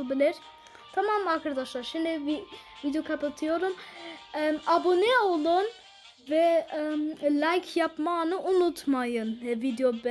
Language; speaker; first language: Turkish; early bilingual, heritage; Turkish